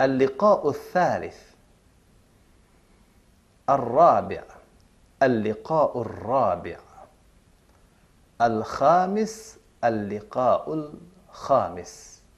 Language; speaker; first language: Arabic; non-native, fluent; Indonesian